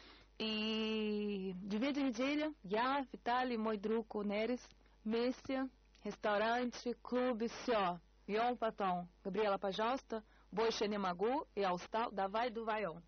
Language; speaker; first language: Russian; non-native, learner; Portuguese